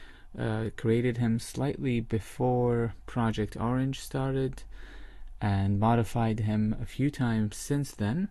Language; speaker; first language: English; native; English